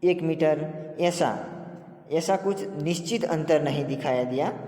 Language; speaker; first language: Hindi; non-native, local second language; Gujarati